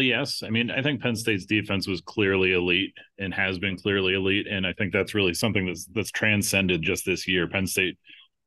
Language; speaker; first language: English; native; English